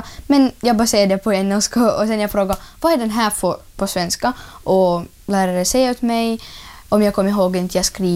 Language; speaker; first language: Swedish; non-native, learner; Ukrainian